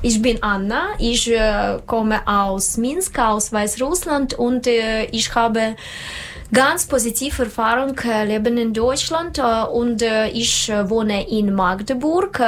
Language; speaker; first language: German; non-native, learner; Russian